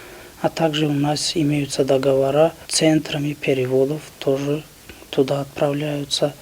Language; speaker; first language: Russian; non-native, local second language; Tajik